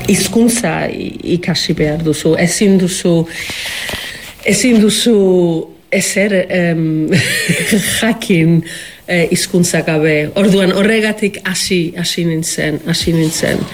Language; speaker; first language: Basque; non-native, learner; Welsh